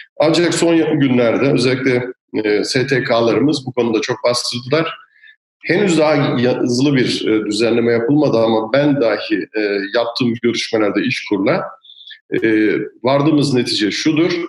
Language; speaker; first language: Turkish; native; Turkish